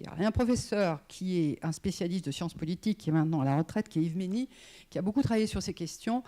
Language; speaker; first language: French; native; French